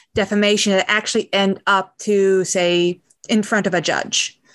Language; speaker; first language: English; native; English